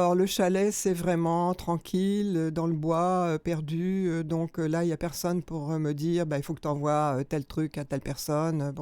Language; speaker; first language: French; native; French